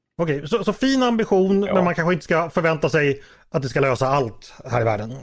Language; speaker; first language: Swedish; native; Swedish